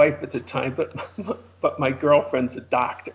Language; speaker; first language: English; native; English